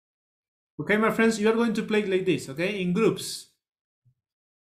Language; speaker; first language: English; non-native, learner; Spanish